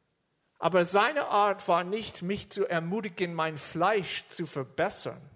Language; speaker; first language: German; non-native, fluent; English